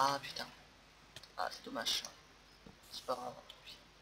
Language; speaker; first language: French; native; French